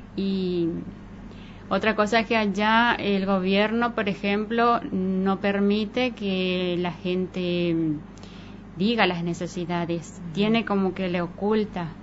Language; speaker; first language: Spanish; native; Spanish